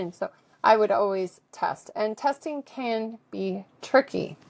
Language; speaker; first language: English; native; English